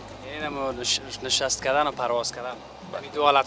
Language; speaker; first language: Persian; native; Persian